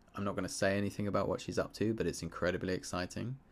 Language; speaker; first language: English; native; English